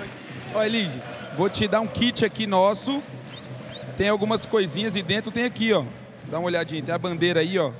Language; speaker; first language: Portuguese; native; Portuguese